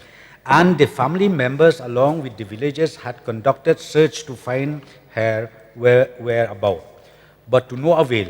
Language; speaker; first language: English; non-native, local second language; Khasi